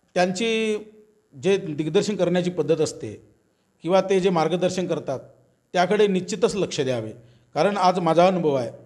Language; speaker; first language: Marathi; native; Marathi